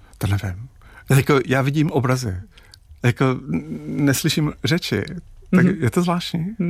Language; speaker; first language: Czech; non-native, fluent; English